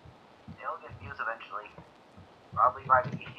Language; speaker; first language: English; native; English